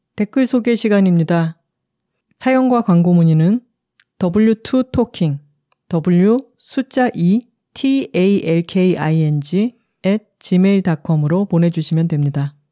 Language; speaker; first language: Korean; native; Korean